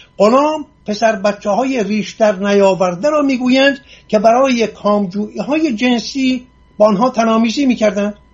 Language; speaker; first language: Persian; non-native, local second language; Assyrian Neo-Aramaic